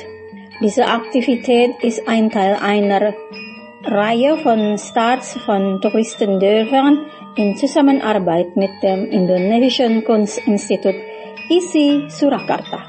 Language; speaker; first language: German; non-native, fluent; Indonesian